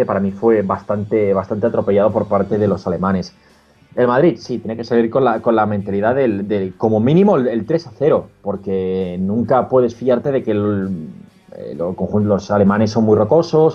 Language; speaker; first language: Spanish; native; Spanish